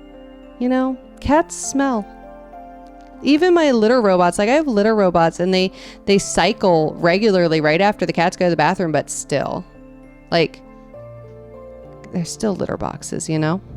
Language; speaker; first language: English; native; English